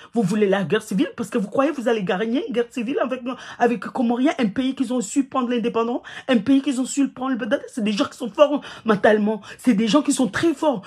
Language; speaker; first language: French; non-native, local second language; Ngazidja Comorian